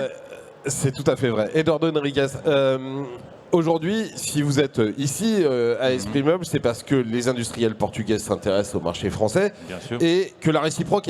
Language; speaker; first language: French; native; French